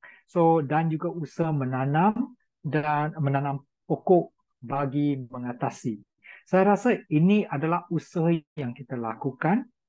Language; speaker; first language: Malay; non-native, local second language; Chinese